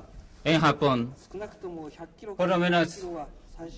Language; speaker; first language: Spanish; non-native, learner; Japanese